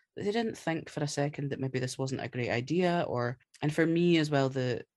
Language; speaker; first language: English; native; English